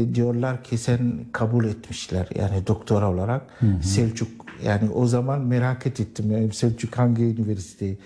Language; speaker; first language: Turkish; non-native, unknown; Arabic